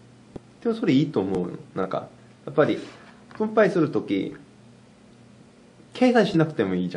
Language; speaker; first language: Japanese; non-native, fluent; Korean